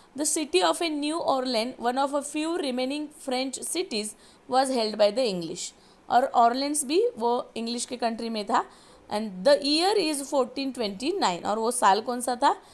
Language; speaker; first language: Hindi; non-native, local second language; Marathi